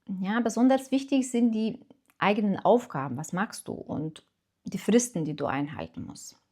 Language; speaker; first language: German; non-native, fluent; Lithuanian